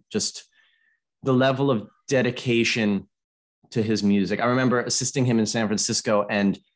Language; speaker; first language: English; native; English